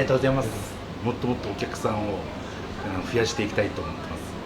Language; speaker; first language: Japanese; native; Japanese